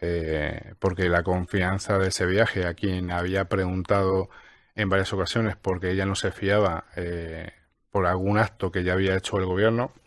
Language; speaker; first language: Spanish; native; Spanish